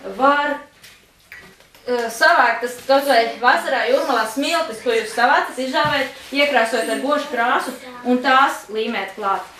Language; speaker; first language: Latvian; native; Latvian